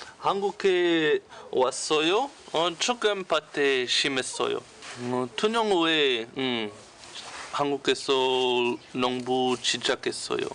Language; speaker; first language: Korean; non-native, learner; French